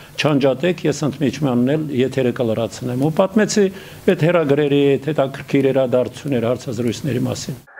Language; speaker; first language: Armenian; native; Armenian